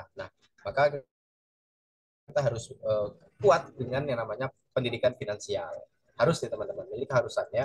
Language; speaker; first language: Indonesian; native; Indonesian